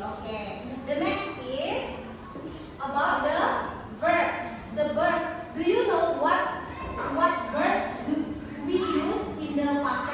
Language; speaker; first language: English; non-native, learner; Indonesian